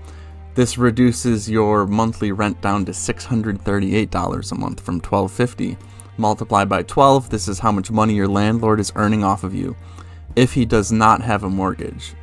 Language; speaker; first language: English; native; English